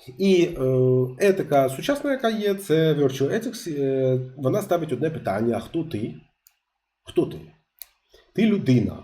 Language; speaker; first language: Ukrainian; non-native, local second language; Russian